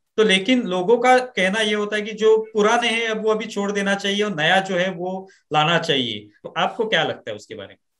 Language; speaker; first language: Hindi; non-native, local second language; Marathi